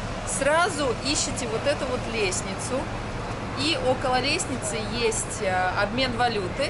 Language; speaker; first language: Russian; native; Russian